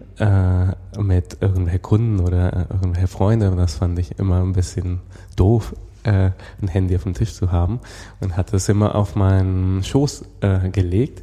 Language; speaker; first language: German; non-native, fluent; Spanish